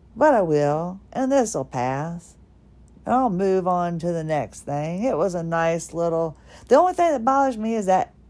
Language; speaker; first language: English; early bilingual, other home language; Swedish